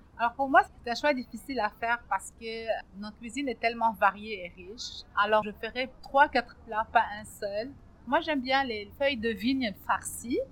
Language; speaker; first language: French; non-native, local second language; Arabic